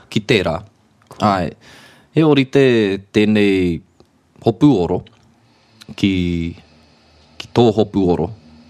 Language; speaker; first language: Māori; non-native, local second language; English